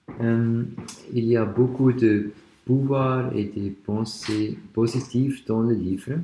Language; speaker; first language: French; non-native, learner; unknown